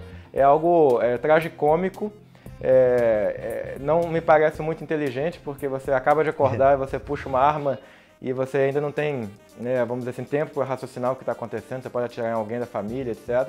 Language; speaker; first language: Portuguese; native; Portuguese